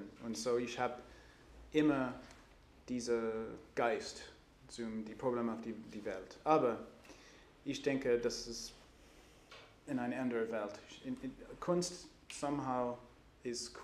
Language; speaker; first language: German; non-native, learner; English